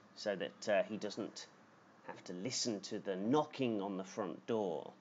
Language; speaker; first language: English; native; English